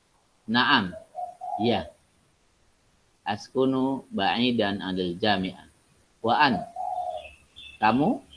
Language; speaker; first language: Arabic; non-native, fluent; Indonesian